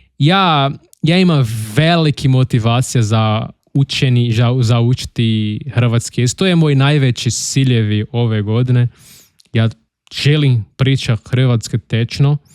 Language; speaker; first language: Bosnian; non-native, learner; Portuguese